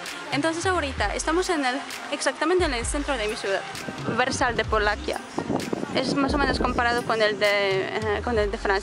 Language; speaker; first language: Spanish; non-native, fluent; Polish